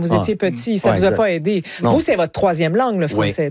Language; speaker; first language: French; native; French